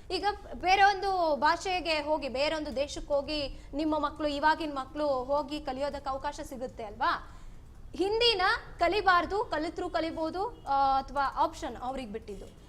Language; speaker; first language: Kannada; native; Kannada